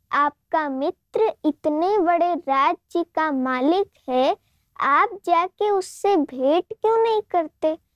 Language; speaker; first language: Hindi; non-native, local second language; Gujarati